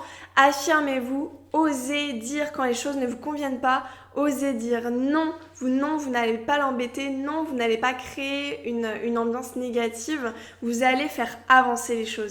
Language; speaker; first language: French; native; French